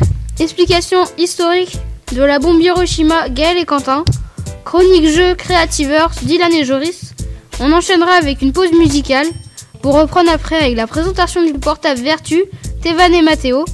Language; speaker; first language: French; native; French